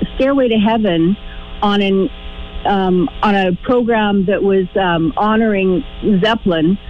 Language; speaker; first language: English; native; English